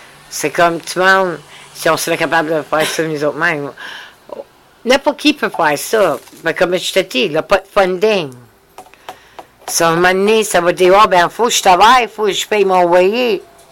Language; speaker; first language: French; native; French